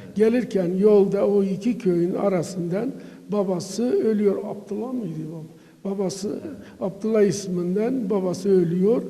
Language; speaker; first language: Turkish; native; Turkish